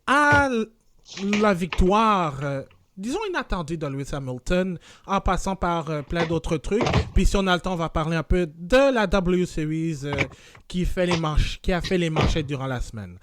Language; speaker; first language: French; native; French